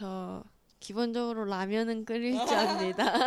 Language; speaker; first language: Korean; non-native, local second language; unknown